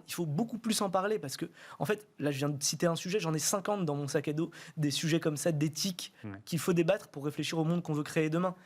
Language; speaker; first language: French; native; French